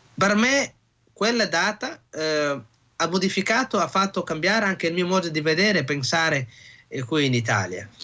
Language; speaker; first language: Italian; non-native, fluent; Somali